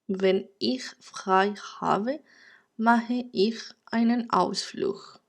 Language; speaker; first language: German; non-native, fluent; Spanish